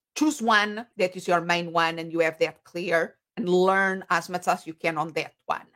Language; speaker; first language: English; non-native, fluent; Portuguese